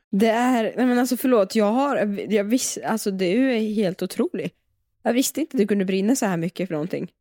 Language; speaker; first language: Swedish; native; Swedish